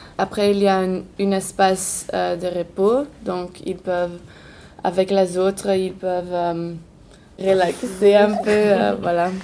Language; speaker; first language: French; non-native, local second language; Dutch